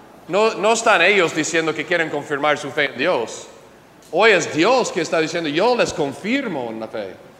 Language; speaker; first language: Spanish; non-native, fluent; English